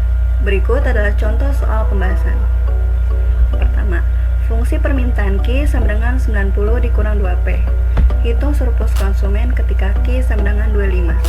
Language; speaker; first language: Indonesian; native; Indonesian